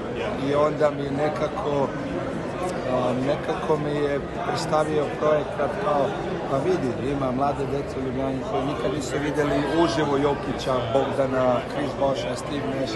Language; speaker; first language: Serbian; early bilingual, heritage; Slovenian